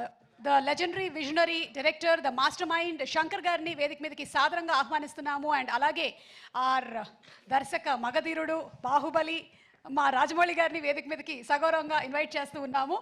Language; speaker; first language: Telugu; native; Telugu